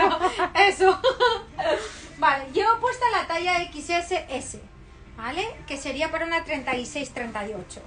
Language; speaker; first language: Spanish; native; Spanish